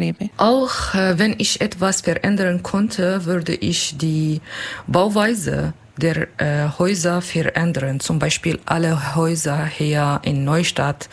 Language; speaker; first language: German; non-native, learner; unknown